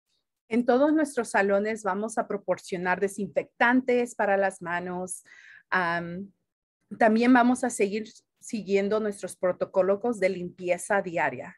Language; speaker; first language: Spanish; early bilingual, heritage; Spanish